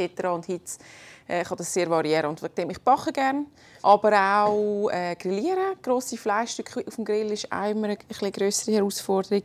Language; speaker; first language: German; native; German